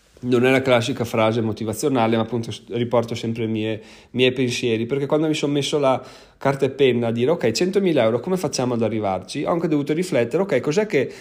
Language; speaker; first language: Italian; native; Italian